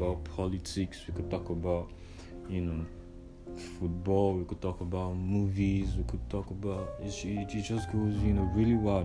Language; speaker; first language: English; non-native, local second language; Yoruba